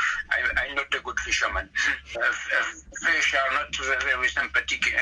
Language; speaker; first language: English; non-native, learner; French